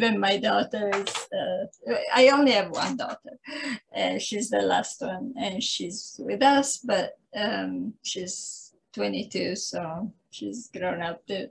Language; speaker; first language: English; non-native, fluent; Italian